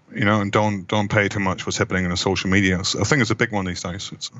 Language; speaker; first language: English; non-native, fluent; German